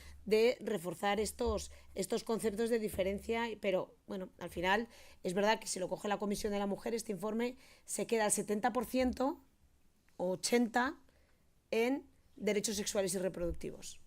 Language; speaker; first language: Spanish; native; Spanish